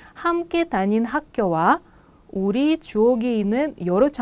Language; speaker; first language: Korean; non-native, fluent; Russian